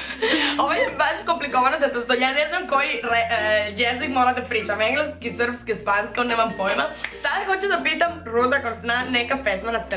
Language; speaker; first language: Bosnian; non-native, learner; Spanish